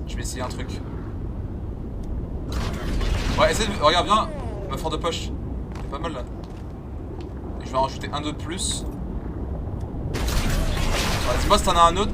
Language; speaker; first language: French; native; French